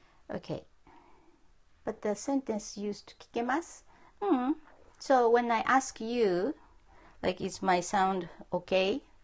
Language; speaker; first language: English; non-native, fluent; Japanese